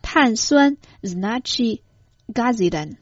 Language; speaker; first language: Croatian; non-native, fluent; Chinese